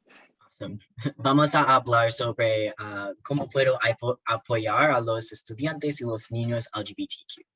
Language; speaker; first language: Spanish; non-native, learner; English